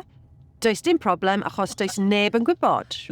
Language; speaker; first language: Welsh; non-native, local second language; English